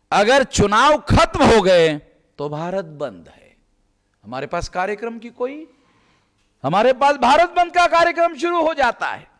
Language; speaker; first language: Hindi; non-native, local second language; Marathi